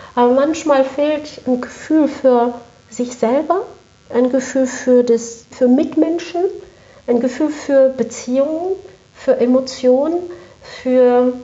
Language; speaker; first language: German; non-native, fluent; French